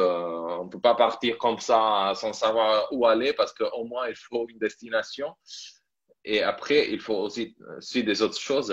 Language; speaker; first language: French; non-native, fluent; Italian